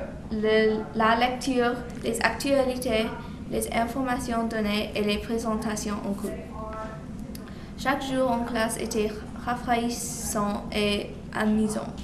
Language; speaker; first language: French; non-native, fluent; English